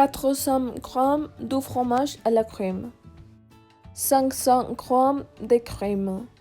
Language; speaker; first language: French; non-native, learner; Spanish